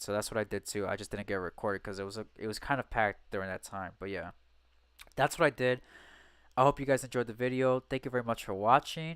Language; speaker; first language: English; native; English